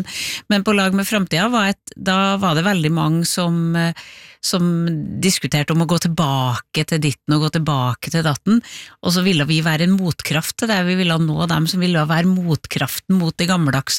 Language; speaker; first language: Norwegian; native; Norwegian